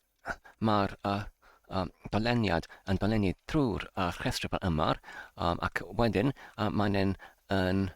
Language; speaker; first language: Welsh; non-native, fluent; English